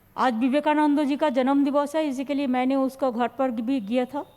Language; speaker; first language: Hindi; non-native, local second language; Bangla